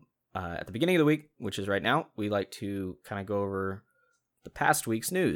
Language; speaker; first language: English; native; English